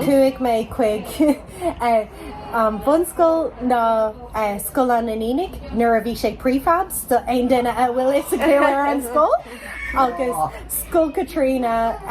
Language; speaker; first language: Irish; non-native, local second language; English